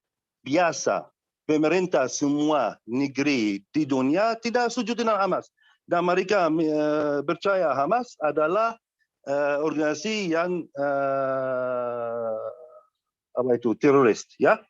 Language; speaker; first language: Indonesian; non-native, learner; Arabic